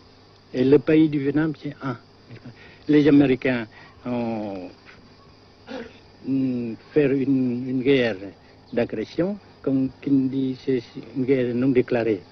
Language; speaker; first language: French; non-native, local second language; Vietnamese